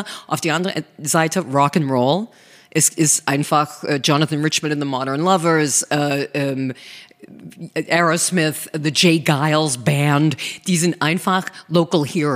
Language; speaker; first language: German; non-native, fluent; English